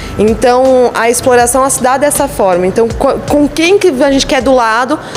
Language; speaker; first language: Portuguese; native; Portuguese